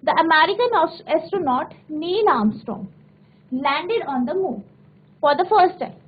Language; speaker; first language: English; non-native, local second language; Hindi